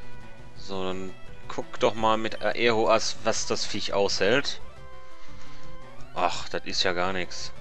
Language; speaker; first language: German; native; German